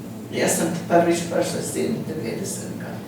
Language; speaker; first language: Slovenian; early bilingual, heritage; Slovenian